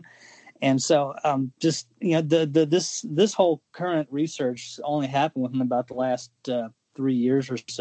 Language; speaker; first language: English; native; English